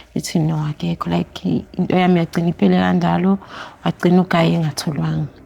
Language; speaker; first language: Zulu; native; Zulu